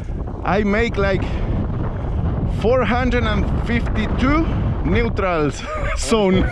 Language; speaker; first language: English; non-native, learner; Spanish